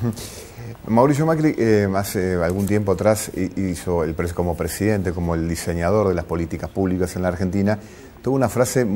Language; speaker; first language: Spanish; native; Spanish